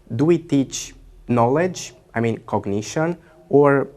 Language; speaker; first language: English; non-native, fluent; Romanian